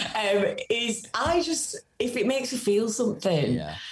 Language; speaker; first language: English; native; English